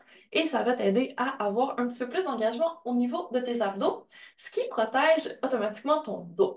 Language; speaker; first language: French; native; French